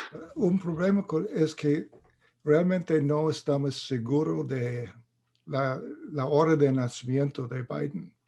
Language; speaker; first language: Spanish; non-native, fluent; English